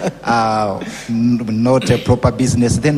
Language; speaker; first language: English; non-native, local second language; Nyankole